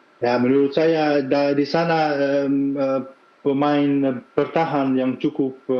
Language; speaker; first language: Indonesian; non-native, fluent; Dutch